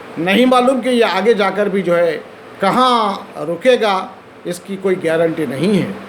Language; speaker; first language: Urdu; native; Urdu